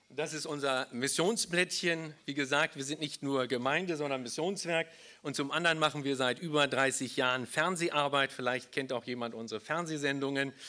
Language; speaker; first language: German; native; German